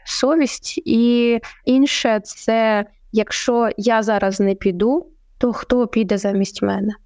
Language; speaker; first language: Ukrainian; native; Ukrainian